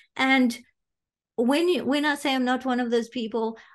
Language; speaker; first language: English; native; English